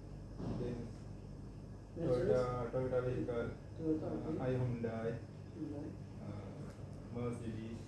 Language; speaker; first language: English; non-native, learner; Sinhala